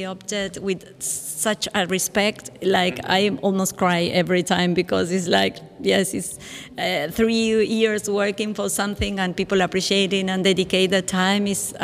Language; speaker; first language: English; non-native, fluent; Spanish